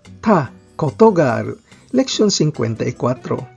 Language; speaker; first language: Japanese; non-native, fluent; Filipino